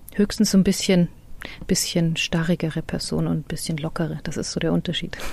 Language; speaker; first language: German; native; German